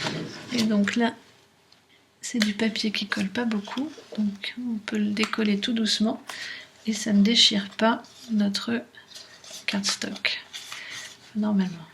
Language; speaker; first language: French; native; French